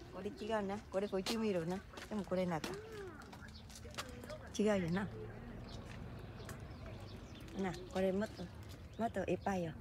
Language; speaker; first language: Japanese; non-native, learner; Vietnamese